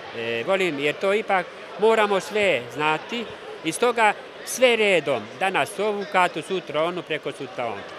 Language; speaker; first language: Bosnian; non-native, local second language; Hungarian